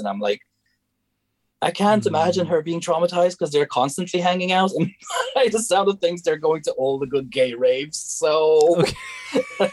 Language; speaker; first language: English; non-native, fluent; Hungarian